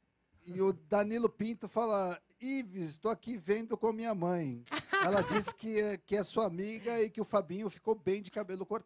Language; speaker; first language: Portuguese; native; Portuguese